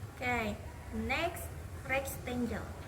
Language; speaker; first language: English; non-native, learner; Indonesian